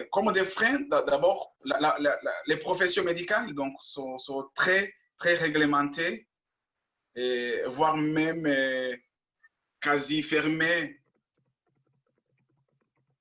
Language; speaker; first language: French; non-native, local second language; Kinyarwanda